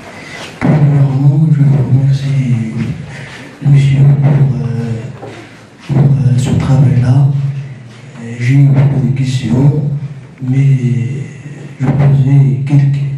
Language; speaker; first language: French; non-native, learner; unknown